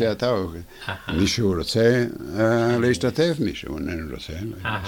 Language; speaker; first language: Hebrew; non-native, fluent; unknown